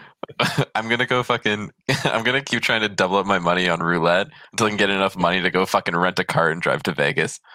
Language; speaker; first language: English; non-native, fluent; Polish